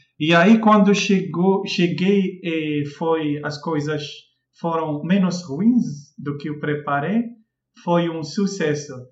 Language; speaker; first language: Portuguese; non-native, fluent; Arabic